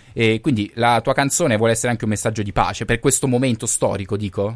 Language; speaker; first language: Italian; native; Italian